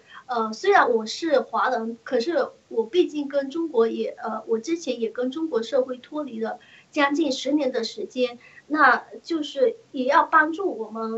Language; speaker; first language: Chinese; early bilingual, heritage; Chinese